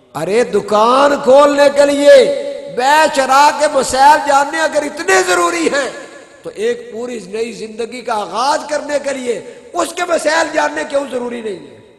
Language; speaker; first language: Urdu; non-native, local second language; Punjabi